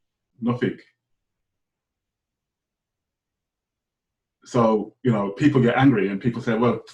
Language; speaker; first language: English; native; English